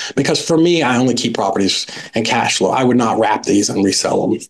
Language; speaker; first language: English; native; English